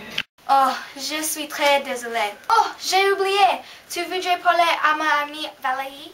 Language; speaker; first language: French; non-native, learner; English